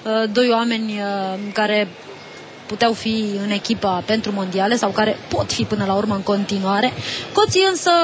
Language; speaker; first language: Romanian; native; Romanian